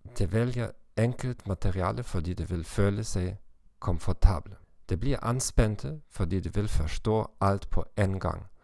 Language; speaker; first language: Norwegian; non-native, learner; German